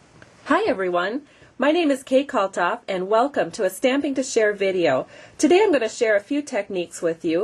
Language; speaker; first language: English; native; English